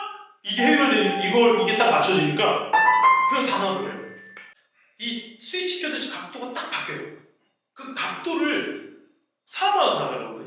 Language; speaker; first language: Korean; native; Korean